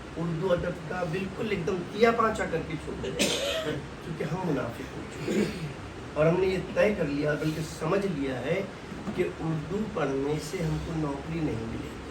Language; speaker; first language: Urdu; native; Urdu